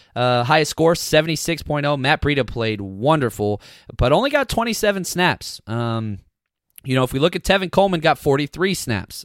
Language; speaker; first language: English; native; English